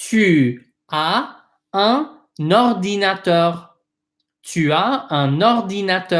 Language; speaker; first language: French; non-native, fluent; English